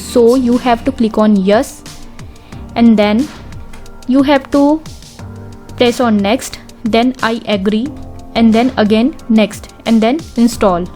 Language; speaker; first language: English; non-native, local second language; Hindi